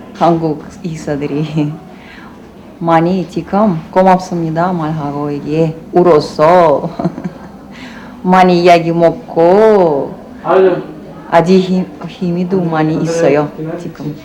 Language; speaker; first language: Korean; early bilingual, heritage; Russian